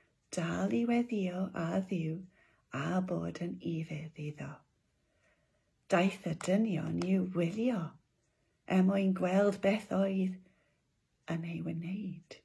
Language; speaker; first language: Welsh; non-native, local second language; English